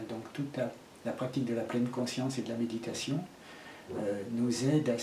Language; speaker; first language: French; native; French